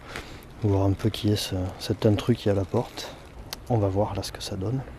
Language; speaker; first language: French; native; French